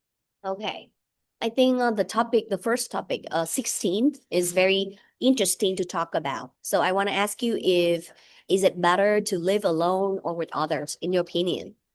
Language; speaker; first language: English; non-native, fluent; Vietnamese